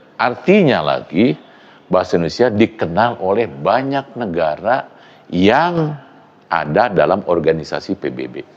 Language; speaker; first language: Indonesian; non-native, local second language; Sundanese